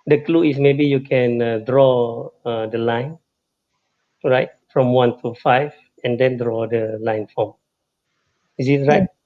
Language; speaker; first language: English; non-native, local second language; Malay